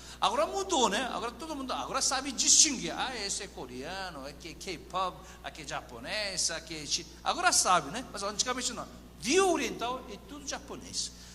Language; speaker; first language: Portuguese; non-native, fluent; Korean